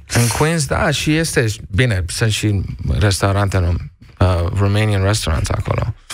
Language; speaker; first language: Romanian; early bilingual, heritage; Romanian